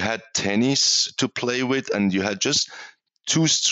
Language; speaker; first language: English; non-native, fluent; Persian